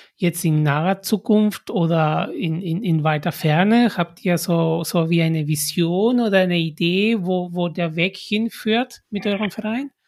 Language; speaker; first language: German; non-native, fluent; Spanish